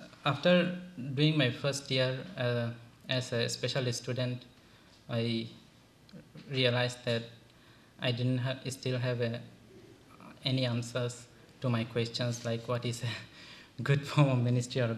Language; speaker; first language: English; non-native, local second language; Bangla